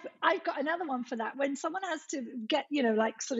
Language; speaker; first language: English; native; English